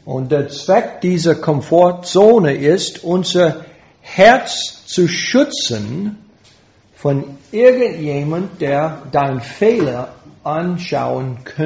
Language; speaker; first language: German; non-native, fluent; English